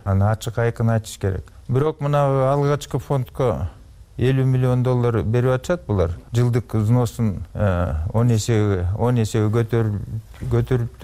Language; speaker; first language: Kyrgyz; native; Kyrgyz